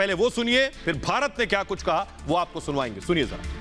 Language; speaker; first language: Hindi; native; Hindi